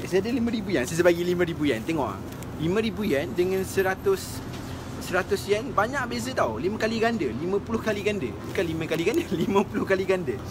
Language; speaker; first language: Malay; native; Malay